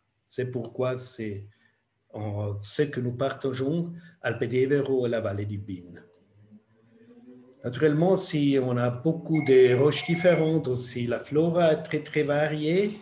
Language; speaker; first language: French; non-native, fluent; German